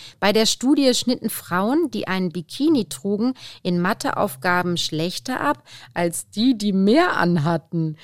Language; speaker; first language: German; native; German